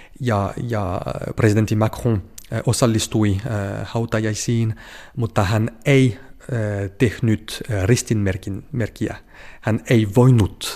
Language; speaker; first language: Finnish; non-native, fluent; French